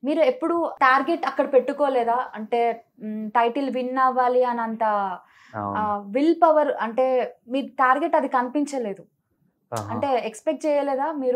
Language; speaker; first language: Telugu; native; Telugu